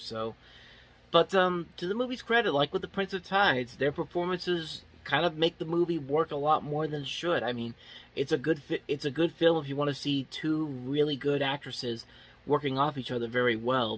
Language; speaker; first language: English; native; English